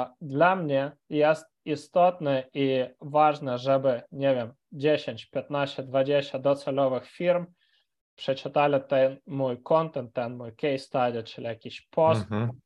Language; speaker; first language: Polish; non-native, fluent; Ukrainian